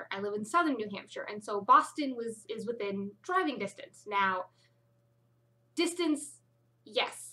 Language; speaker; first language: English; native; English